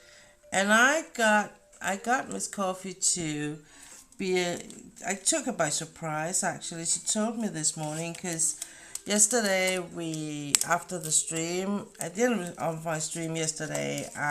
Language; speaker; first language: English; non-native, fluent; Danish